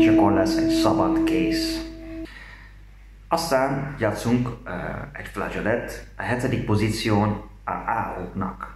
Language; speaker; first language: Hungarian; non-native, learner; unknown